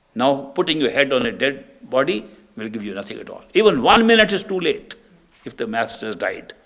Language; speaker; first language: English; non-native, local second language; Punjabi